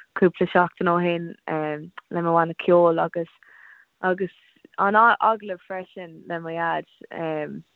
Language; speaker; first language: Irish; non-native, local second language; English